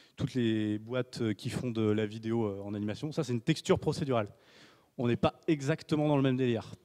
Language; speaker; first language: French; native; French